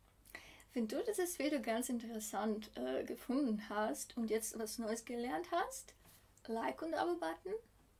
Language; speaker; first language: German; non-native, fluent; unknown